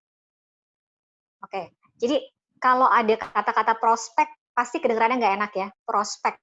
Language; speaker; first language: Indonesian; native; Indonesian